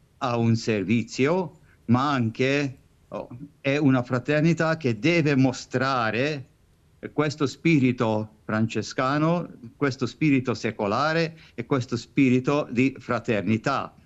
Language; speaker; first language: Italian; non-native, fluent; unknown